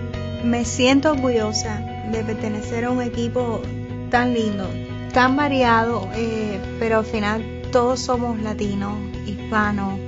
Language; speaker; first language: Spanish; native; Spanish